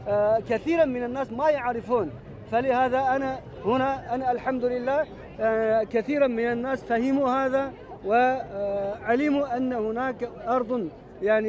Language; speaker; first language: Arabic; non-native, learner; Uyghur